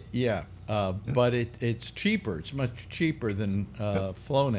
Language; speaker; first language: English; native; English